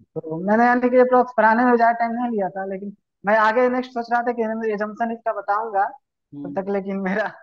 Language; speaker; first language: Hindi; native; Hindi